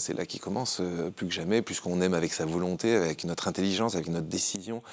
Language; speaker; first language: French; native; French